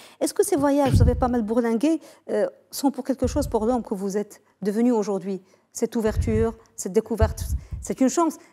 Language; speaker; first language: French; non-native, local second language; Arabic